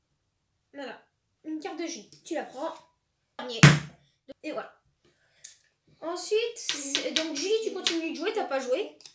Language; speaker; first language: French; native; French